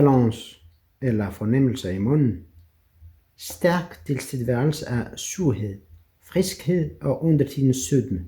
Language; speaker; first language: Danish; non-native, fluent; French